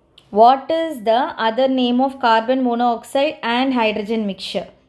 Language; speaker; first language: English; non-native, local second language; Tamil